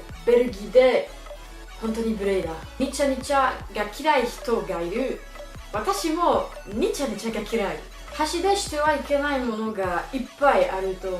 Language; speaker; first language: Japanese; non-native, learner; French